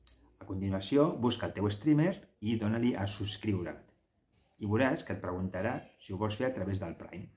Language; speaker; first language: Catalan; native; Catalan